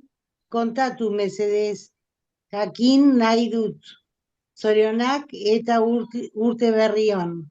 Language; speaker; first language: Basque; non-native, learner; Spanish